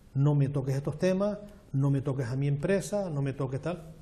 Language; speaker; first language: Spanish; native; Spanish